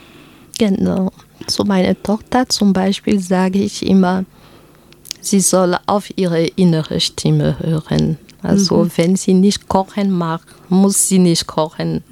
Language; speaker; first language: German; non-native, fluent; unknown